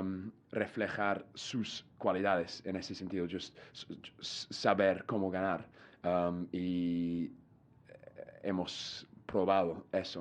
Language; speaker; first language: Spanish; non-native, fluent; English